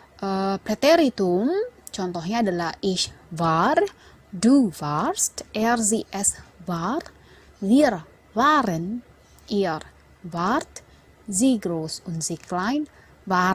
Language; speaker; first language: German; non-native, fluent; Indonesian